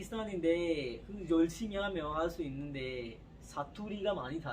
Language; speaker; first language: Korean; non-native, learner; Urdu